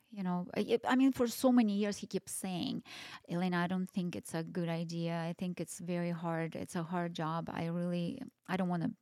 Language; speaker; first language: English; non-native, fluent; Russian